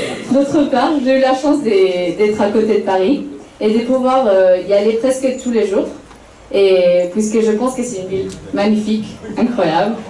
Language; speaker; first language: French; non-native, fluent; Spanish